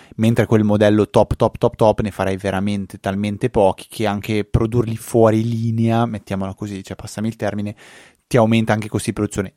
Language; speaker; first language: Italian; native; Italian